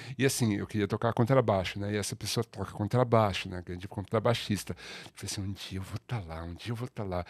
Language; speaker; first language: Portuguese; native; Portuguese